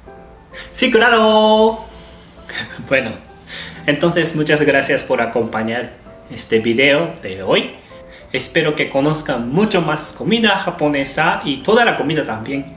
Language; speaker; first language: Spanish; non-native, learner; Japanese